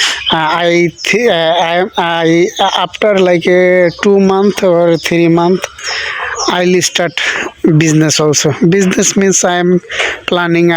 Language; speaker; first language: English; non-native, local second language; Bangla